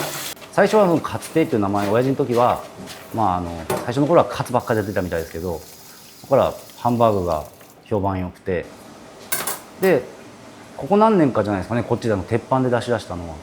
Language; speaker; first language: Japanese; native; Japanese